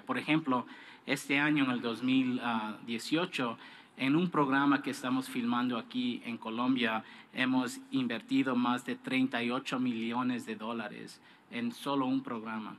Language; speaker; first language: Spanish; non-native, fluent; English